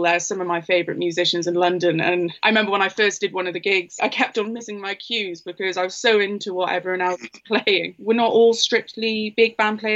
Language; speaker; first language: English; native; English